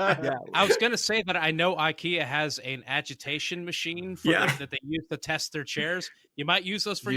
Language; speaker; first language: English; native; English